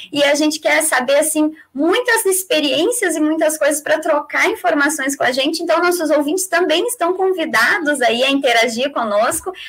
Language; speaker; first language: Portuguese; native; Portuguese